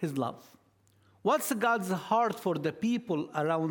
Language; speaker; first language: English; non-native, fluent; Arabic